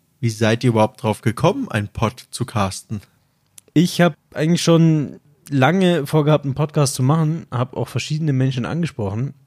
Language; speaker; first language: German; native; German